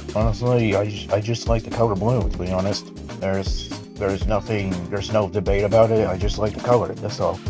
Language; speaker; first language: English; native; English